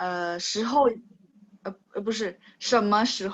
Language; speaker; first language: Chinese; non-native, fluent; Indonesian